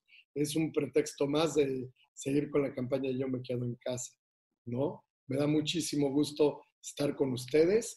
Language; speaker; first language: Spanish; native; Spanish